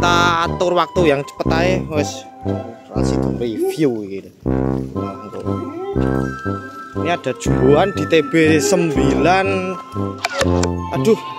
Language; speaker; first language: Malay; non-native, local second language; Javanese